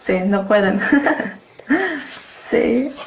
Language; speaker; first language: Spanish; non-native, learner; English